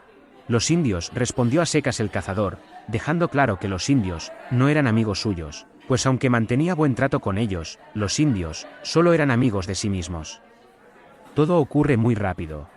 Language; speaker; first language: Spanish; native; Spanish